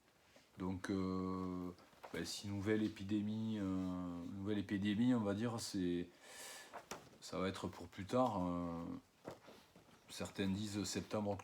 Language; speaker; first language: French; native; French